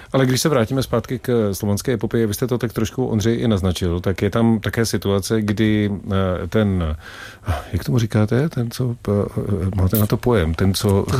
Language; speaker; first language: Czech; native; Czech